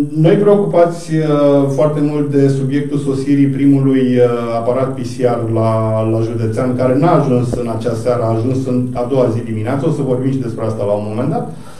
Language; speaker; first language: Romanian; native; Romanian